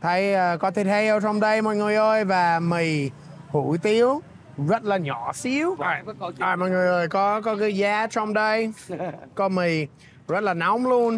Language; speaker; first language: Vietnamese; non-native, fluent; English